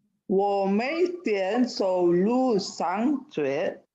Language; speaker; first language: Chinese; non-native, learner; Indonesian